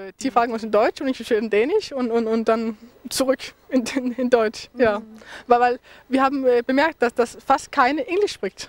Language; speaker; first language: German; non-native, fluent; Danish